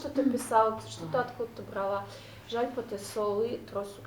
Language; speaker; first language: Russian; non-native, local second language; Udmurt